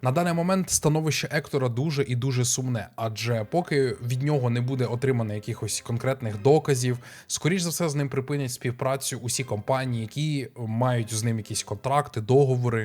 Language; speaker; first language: Ukrainian; native; Ukrainian